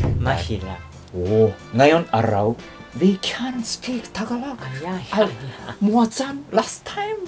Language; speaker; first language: Filipino; non-native, learner; Japanese